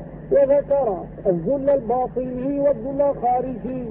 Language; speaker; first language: Arabic; native; Arabic